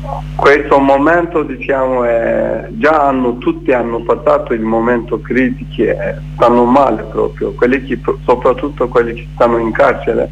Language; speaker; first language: Italian; non-native, learner; Kurdish